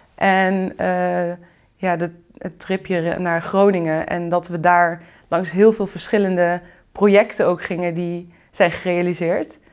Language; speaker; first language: Dutch; early bilingual, other home language; Arabic